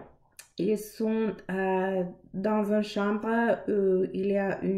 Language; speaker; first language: French; non-native, learner; English